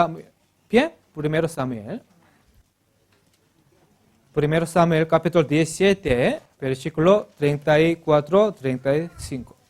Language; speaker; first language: Spanish; non-native, learner; Korean